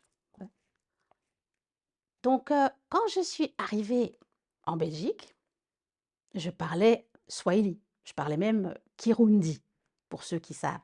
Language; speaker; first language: French; early bilingual, other home language; Rundi